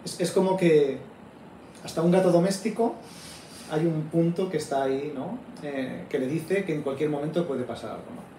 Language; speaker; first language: Spanish; native; Spanish